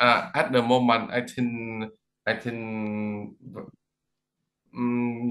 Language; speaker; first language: English; non-native, learner; Vietnamese